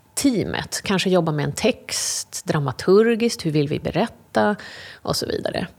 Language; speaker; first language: Swedish; early bilingual, other home language; English